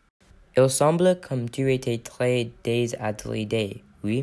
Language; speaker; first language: French; non-native, learner; English